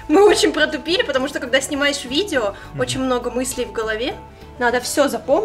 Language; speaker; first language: Russian; native; Russian